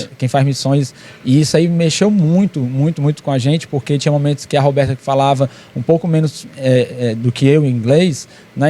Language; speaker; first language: Portuguese; native; Portuguese